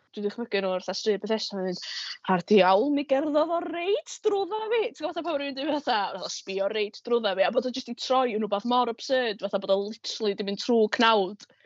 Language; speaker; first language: Welsh; native; Welsh